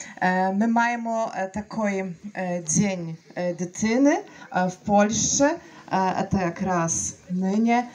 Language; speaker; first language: Ukrainian; non-native, learner; Russian